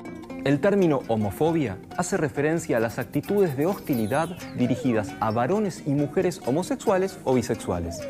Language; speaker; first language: Spanish; native; Spanish